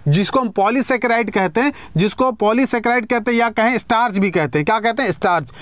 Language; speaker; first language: Hindi; native; Hindi